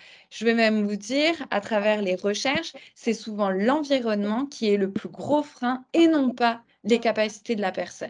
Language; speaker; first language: French; native; French